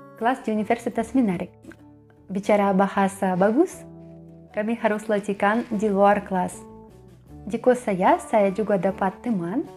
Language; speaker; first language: Indonesian; non-native, learner; Russian